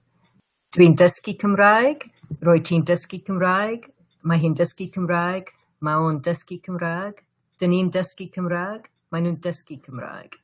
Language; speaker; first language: Welsh; non-native, learner; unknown